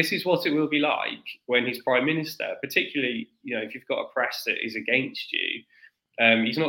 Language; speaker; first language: English; native; English